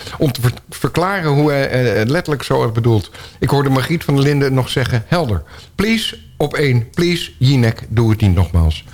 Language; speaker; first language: Dutch; native; Dutch